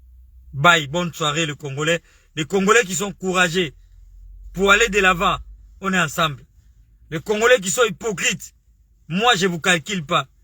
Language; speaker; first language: French; non-native, local second language; Lingala